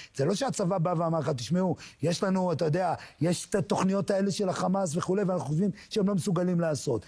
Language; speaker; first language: Hebrew; native; Hebrew